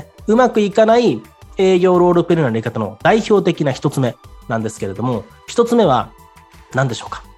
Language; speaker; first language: Japanese; native; Japanese